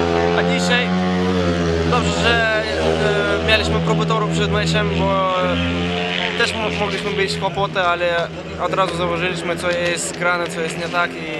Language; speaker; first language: Polish; non-native, fluent; Russian